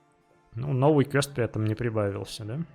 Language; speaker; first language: Russian; native; Russian